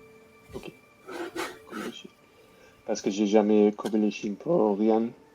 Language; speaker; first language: French; non-native, learner; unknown